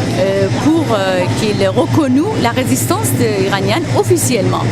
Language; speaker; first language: French; non-native, fluent; Persian